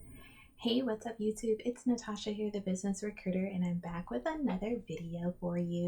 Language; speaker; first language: English; native; English